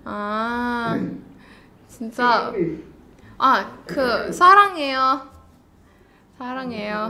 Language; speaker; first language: Korean; non-native, learner; Indonesian